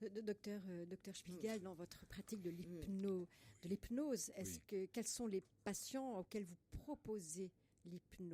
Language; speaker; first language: French; native; French